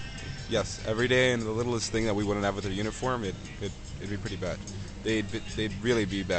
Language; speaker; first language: English; early bilingual, other home language; Serbian